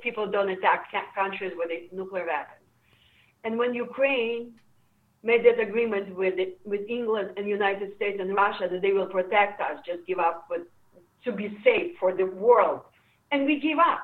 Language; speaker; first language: English; non-native, fluent; Ukrainian